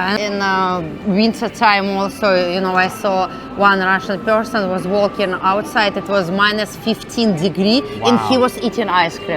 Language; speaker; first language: English; non-native, learner; Russian